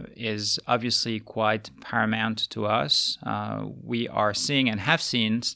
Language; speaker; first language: English; non-native, fluent; French